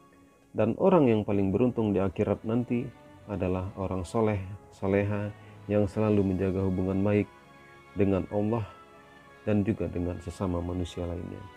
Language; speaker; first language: Indonesian; native; Indonesian